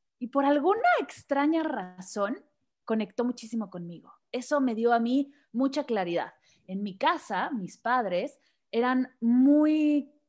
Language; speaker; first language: Spanish; native; Spanish